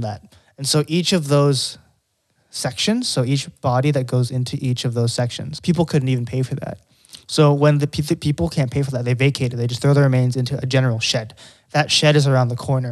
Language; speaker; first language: English; non-native, local second language; Filipino